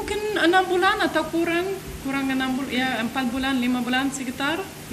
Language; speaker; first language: Indonesian; non-native, learner; Lithuanian